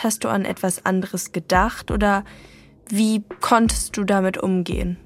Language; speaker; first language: German; native; German